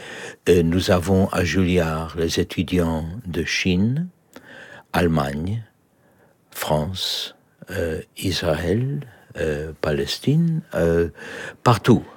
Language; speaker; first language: French; non-native, fluent; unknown